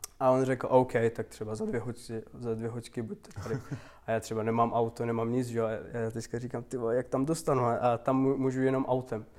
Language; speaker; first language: Czech; non-native, fluent; Turkmen